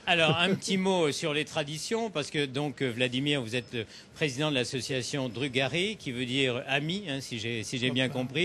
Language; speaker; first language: French; native; French